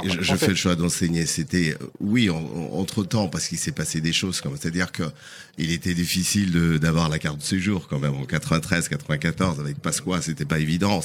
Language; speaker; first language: French; non-native, fluent; Portuguese